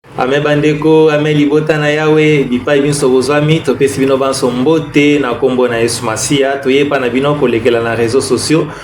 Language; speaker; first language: Lingala; native; Lingala